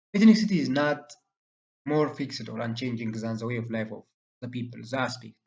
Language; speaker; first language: English; non-native, local second language; Amharic